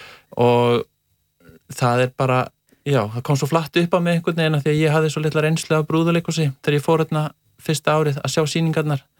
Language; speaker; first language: Icelandic; native; Icelandic